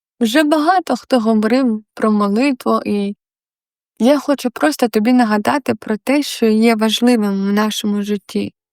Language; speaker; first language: Ukrainian; non-native, local second language; Russian